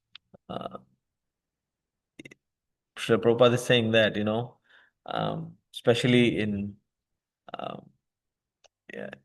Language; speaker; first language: English; non-native, local second language; Hindi